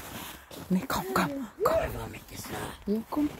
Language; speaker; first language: Swedish; non-native, learner; Filipino